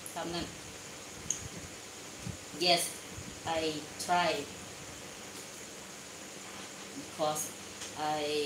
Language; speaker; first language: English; non-native, learner; Thai